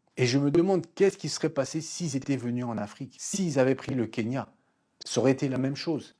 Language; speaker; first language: French; non-native, local second language; Lingala